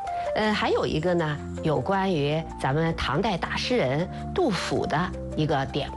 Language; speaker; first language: Chinese; native; Chinese